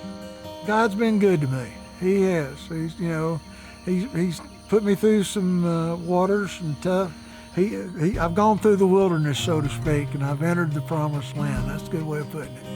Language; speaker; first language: English; native; English